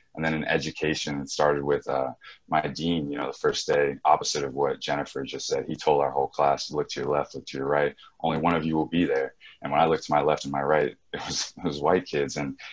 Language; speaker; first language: English; native; English